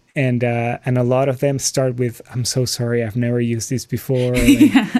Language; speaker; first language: English; non-native, fluent; Spanish